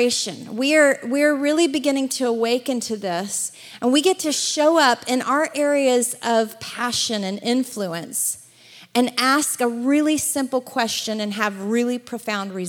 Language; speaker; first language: English; native; English